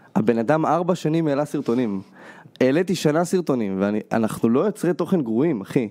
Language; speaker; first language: Hebrew; early bilingual, other home language; Russian